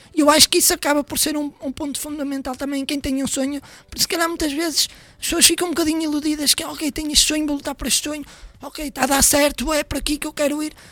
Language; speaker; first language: Portuguese; native; Portuguese